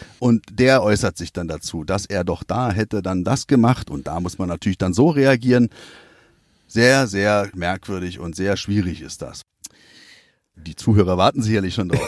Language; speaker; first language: German; native; German